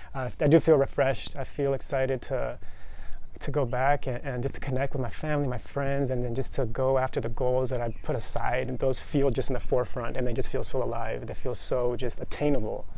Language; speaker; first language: English; native; English